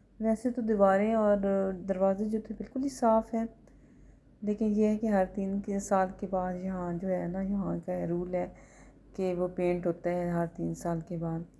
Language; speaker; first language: Urdu; native; Urdu